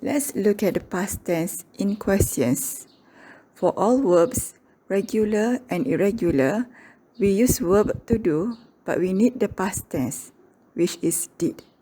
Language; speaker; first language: English; non-native, local second language; Malay